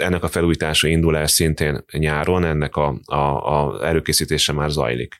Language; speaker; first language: Hungarian; native; Hungarian